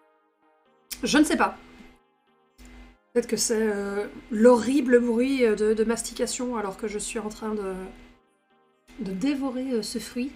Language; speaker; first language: French; native; French